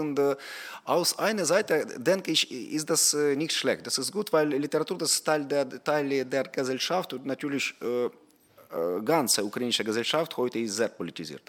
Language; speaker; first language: German; non-native, fluent; Ukrainian